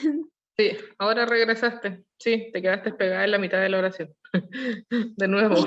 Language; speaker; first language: Spanish; non-native, learner; Korean